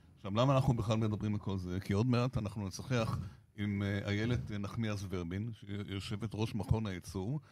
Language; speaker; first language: Hebrew; native; Hebrew